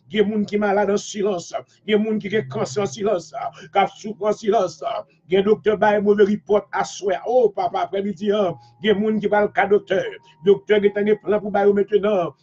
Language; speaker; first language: French; native; French